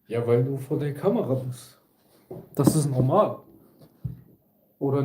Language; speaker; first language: German; early bilingual, other home language; Kurdish